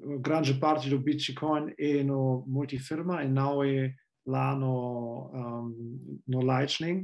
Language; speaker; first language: Portuguese; non-native, fluent; German